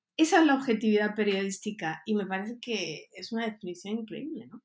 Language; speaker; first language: Spanish; native; Spanish